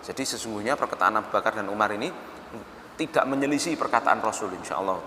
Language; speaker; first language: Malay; non-native, local second language; Javanese